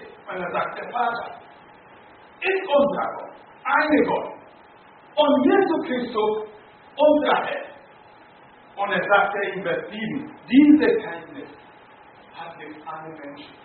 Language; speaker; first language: German; non-native, learner; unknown